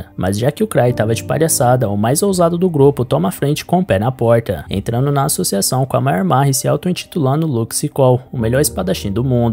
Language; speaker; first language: Portuguese; native; Portuguese